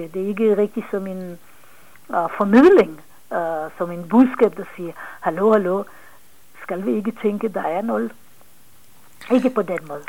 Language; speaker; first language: Danish; non-native, fluent; Hebrew